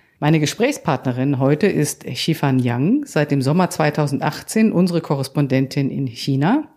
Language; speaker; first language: German; native; German